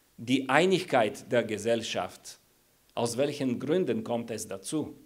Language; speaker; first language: German; non-native, fluent; Bulgarian